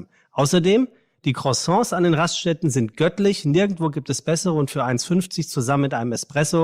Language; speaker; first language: German; native; German